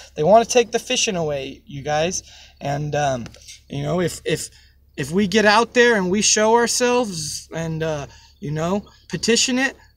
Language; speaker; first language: English; native; English